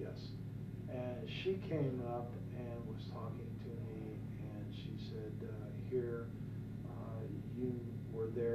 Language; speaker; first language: English; native; English